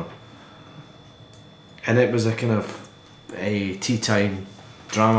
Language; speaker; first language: English; native; English